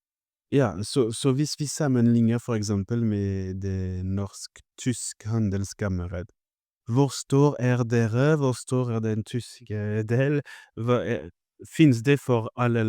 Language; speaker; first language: Norwegian; non-native, fluent; French